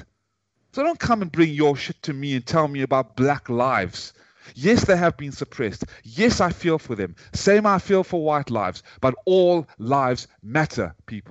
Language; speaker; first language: English; native; English